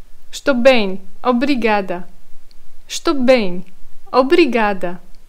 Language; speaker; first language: Portuguese; non-native, fluent; Polish